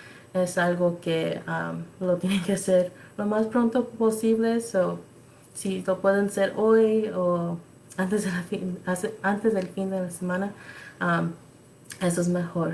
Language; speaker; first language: Spanish; early bilingual, other home language; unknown